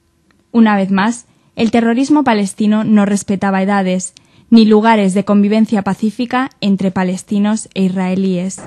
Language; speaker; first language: Spanish; native; Spanish